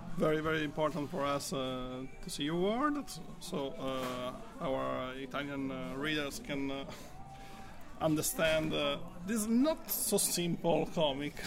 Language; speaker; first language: English; non-native, learner; Italian